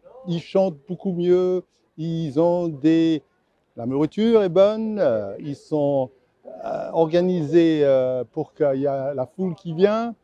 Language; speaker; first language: French; non-native, fluent; English